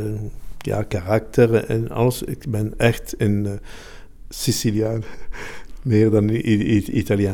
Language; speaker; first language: Dutch; non-native, local second language; Italian